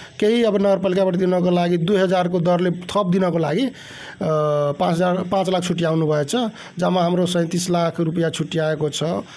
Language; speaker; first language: Nepali; non-native, local second language; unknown